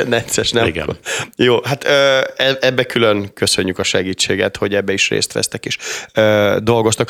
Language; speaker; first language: Hungarian; native; Hungarian